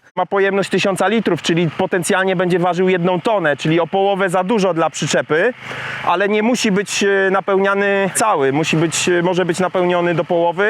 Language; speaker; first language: Polish; native; Polish